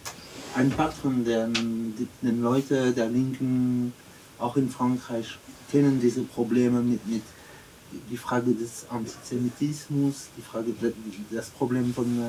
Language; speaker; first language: German; non-native, learner; French